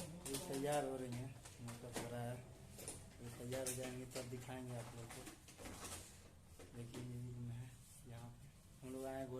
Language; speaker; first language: Hindi; non-native, local second language; Bhojpuri